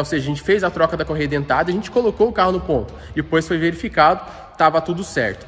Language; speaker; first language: Portuguese; native; Portuguese